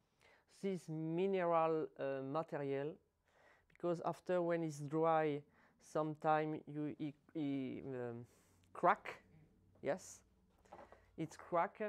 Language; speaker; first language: English; non-native, learner; French